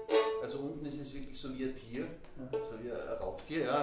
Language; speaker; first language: German; native; German